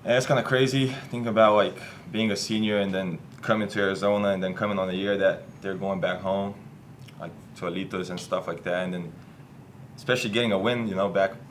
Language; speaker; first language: English; non-native, fluent; Lithuanian